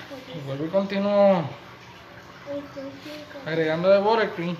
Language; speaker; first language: Spanish; native; Spanish